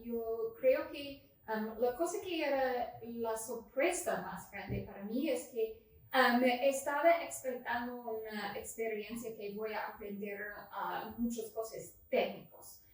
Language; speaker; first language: Spanish; non-native, fluent; English